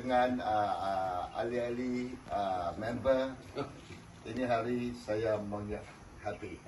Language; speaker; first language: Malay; non-native, local second language; Chinese